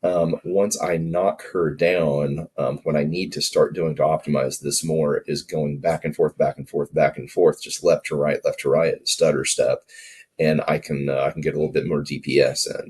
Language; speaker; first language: English; native; English